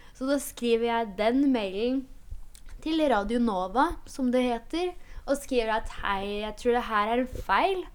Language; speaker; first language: Norwegian; early bilingual, other home language; Polish